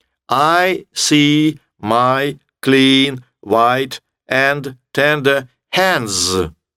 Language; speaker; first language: English; non-native, fluent; Russian